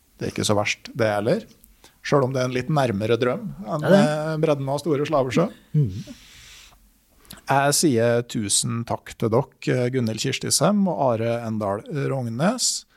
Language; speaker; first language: Norwegian; native; Norwegian